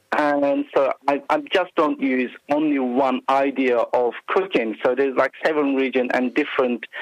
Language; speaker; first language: English; non-native, fluent; Turkish